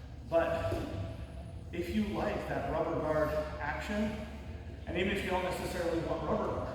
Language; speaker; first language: English; native; English